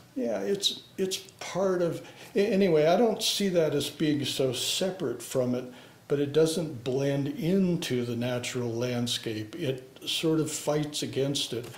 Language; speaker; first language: English; native; English